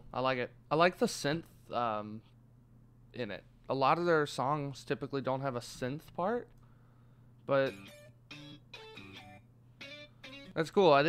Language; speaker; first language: English; native; English